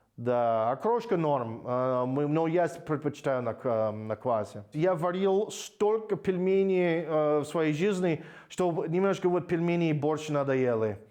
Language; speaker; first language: Russian; non-native, fluent; English